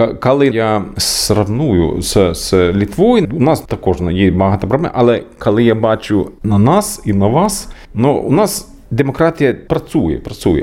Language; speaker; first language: Ukrainian; non-native, learner; Swedish